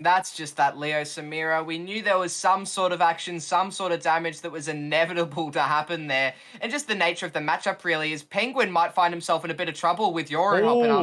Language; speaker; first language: English; native; English